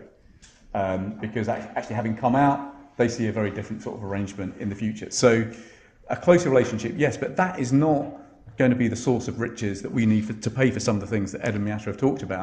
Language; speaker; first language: English; native; English